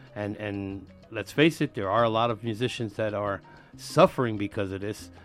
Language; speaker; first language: English; early bilingual, other home language; Spanish